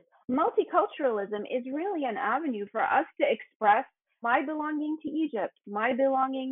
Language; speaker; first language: English; native; English